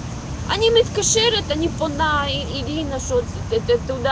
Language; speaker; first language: Hebrew; non-native, local second language; Russian